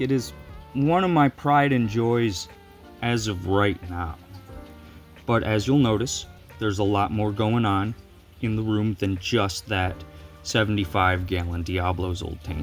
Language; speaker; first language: English; native; English